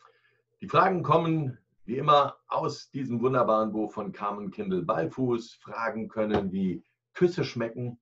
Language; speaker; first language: German; native; German